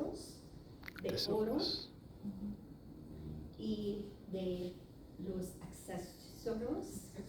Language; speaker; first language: Spanish; non-native, learner; Arabic